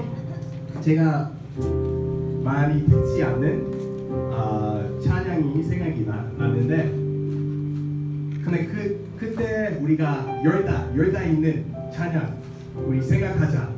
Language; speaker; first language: Korean; non-native, fluent; English